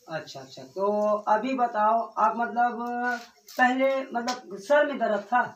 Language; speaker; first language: Hindi; native; Hindi